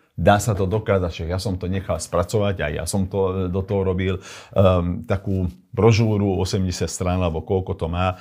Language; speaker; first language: Slovak; non-native, local second language; Hungarian